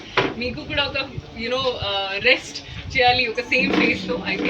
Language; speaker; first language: Telugu; non-native, learner; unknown